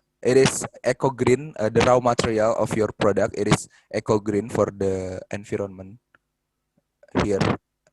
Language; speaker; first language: English; non-native, fluent; Indonesian